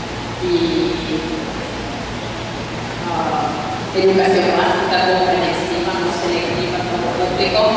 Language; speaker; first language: Spanish; non-native, learner; Finnish